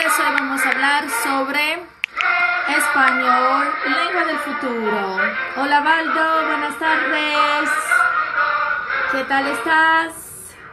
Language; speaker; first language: Spanish; non-native, fluent; Portuguese